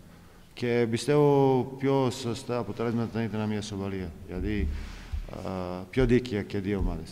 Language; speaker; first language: Greek; non-native, fluent; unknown